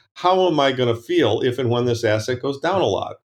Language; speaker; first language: English; native; English